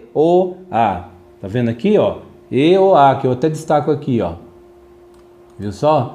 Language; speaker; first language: Portuguese; native; Portuguese